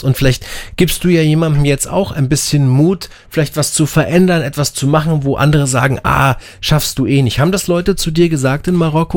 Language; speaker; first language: German; native; German